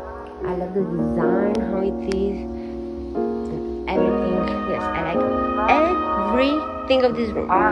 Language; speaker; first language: English; non-native, fluent; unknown